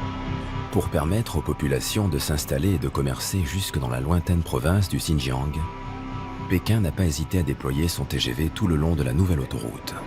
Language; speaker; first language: French; native; French